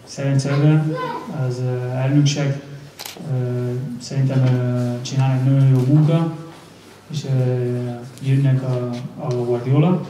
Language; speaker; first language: Hungarian; non-native, learner; Spanish